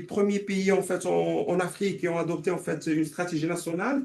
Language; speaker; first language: French; non-native, local second language; Arabic